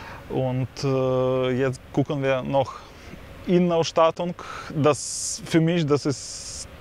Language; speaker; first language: German; non-native, fluent; Russian